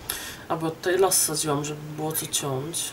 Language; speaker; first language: Polish; native; Polish